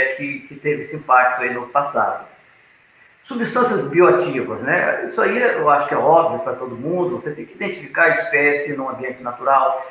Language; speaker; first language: Portuguese; native; Portuguese